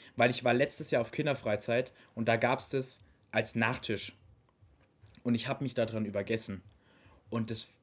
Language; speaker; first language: German; native; German